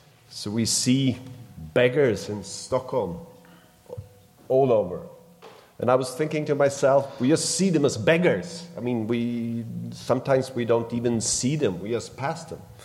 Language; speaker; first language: English; non-native, fluent; Swedish